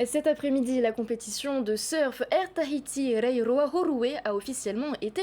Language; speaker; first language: French; native; French